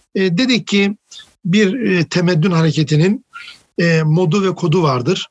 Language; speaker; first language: Turkish; native; Turkish